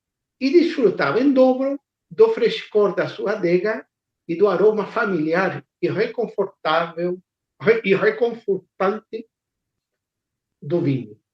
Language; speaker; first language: Portuguese; non-native, fluent; Spanish